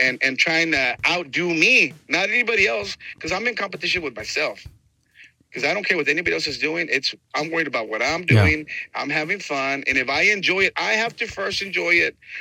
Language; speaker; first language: English; early bilingual, other home language; Spanish